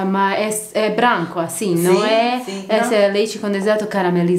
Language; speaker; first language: Portuguese; non-native, learner; Bosnian